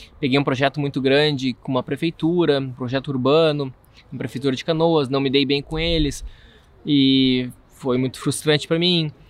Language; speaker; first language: Portuguese; native; Portuguese